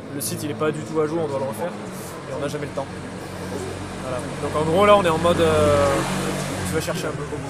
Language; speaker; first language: French; native; French